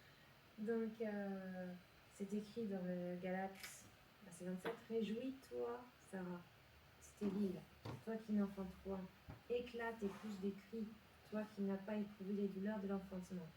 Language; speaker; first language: French; native; French